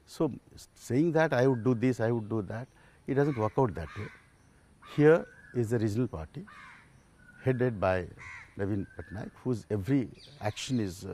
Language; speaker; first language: English; non-native, local second language; Odia